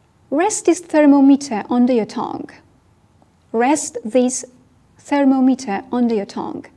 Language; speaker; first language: English; non-native, fluent; Persian